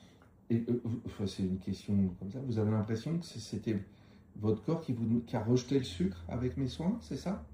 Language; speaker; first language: French; native; French